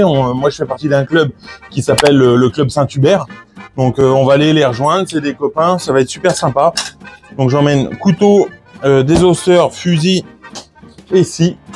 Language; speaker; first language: French; native; French